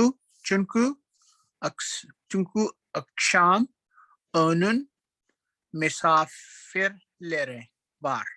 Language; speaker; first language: Turkish; non-native, learner; Urdu